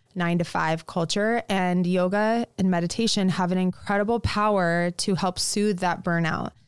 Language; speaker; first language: English; native; English